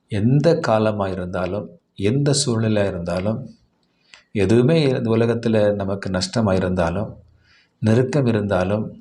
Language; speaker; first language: Tamil; native; Tamil